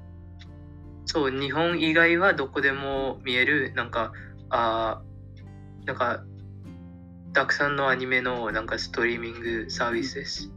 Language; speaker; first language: Japanese; non-native, learner; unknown